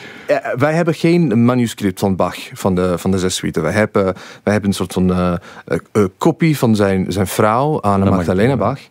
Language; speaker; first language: Dutch; non-native, fluent; English